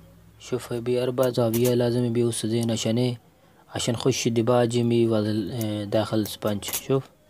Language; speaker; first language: Arabic; non-native, learner; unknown